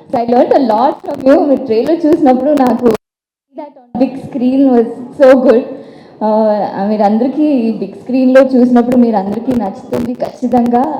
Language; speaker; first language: Telugu; non-native, fluent; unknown